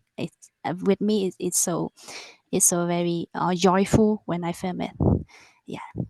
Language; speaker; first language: English; non-native, learner; Vietnamese